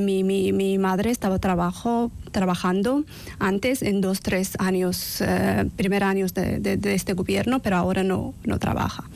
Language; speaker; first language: Spanish; non-native, learner; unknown